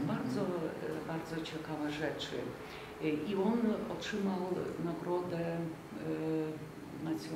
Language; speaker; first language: Polish; non-native, fluent; Lithuanian